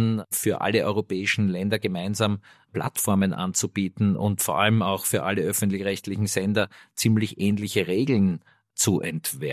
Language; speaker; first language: German; native; German